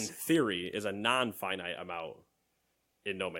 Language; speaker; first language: English; native; English